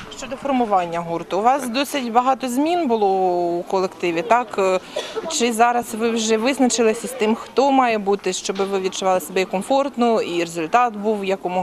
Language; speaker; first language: Ukrainian; native; Ukrainian